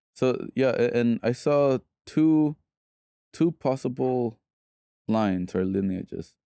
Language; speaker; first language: English; early bilingual, other home language; Spanish